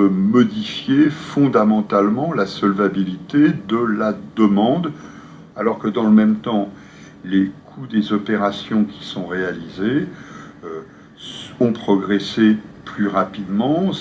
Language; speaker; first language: French; native; French